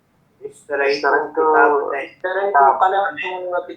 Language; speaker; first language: Arabic; non-native, learner; Urdu